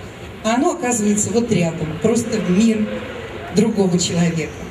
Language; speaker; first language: Russian; native; Russian